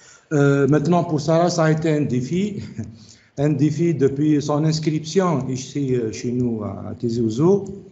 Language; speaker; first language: French; non-native, local second language; Kabyle